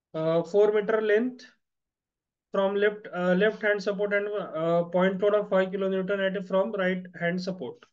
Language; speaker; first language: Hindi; non-native, local second language; Marathi